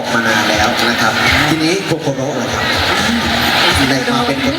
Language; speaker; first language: Thai; native; Thai